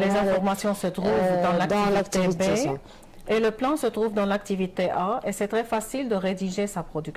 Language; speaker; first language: French; non-native, fluent; Arabic